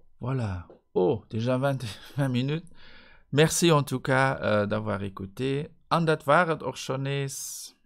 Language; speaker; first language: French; non-native, local second language; Luxembourgish